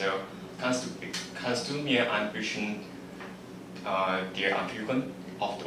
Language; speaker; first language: German; non-native, learner; Chinese